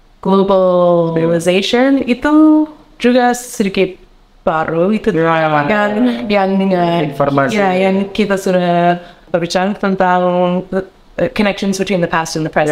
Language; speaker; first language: Indonesian; non-native, learner; English